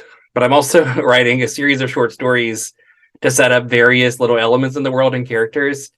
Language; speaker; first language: English; native; English